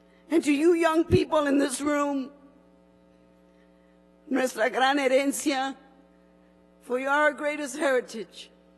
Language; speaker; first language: English; early bilingual, other home language; Spanish